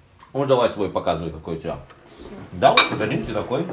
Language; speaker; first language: Russian; native; Russian